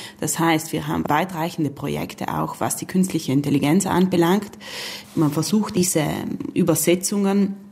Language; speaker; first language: German; non-native, local second language; Ladin